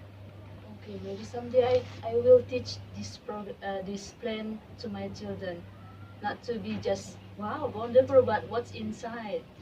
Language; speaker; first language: English; non-native, learner; Indonesian